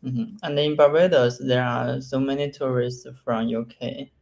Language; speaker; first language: English; non-native, learner; Chinese